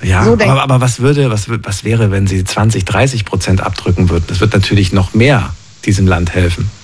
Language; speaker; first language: German; native; German